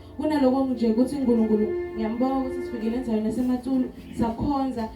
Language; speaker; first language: Zulu; non-native, local second language; Swati